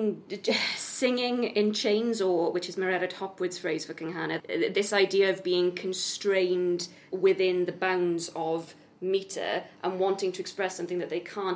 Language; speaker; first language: English; native; English